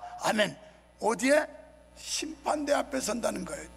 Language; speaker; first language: Korean; native; Korean